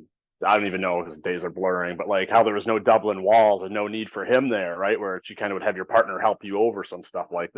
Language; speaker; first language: English; native; English